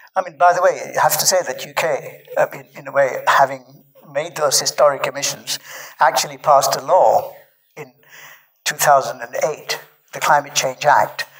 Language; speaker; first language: English; non-native, local second language; Marathi